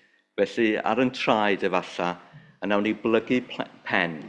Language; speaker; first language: Welsh; native; Welsh